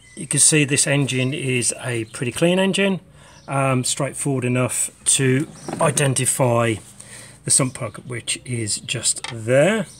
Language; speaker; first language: English; native; English